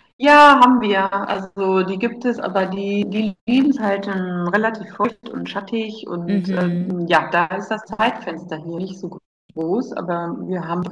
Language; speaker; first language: German; native; German